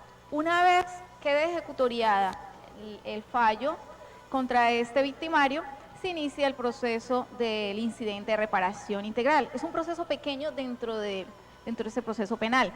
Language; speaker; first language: Spanish; native; Spanish